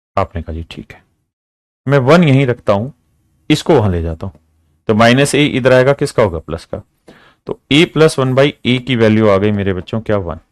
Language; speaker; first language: Hindi; native; Hindi